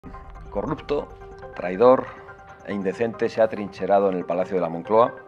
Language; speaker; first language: Spanish; native; Spanish